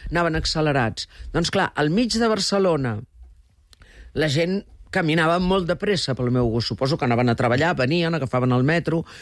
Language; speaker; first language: Catalan; early bilingual, heritage; Catalan